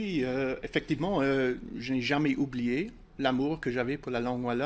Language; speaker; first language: French; non-native, fluent; English